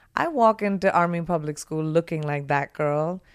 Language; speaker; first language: English; non-native, local second language; Hindi